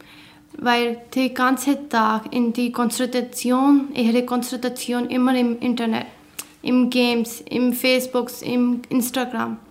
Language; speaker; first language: German; non-native, learner; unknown